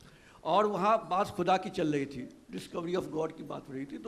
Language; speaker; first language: Hindi; native; Hindi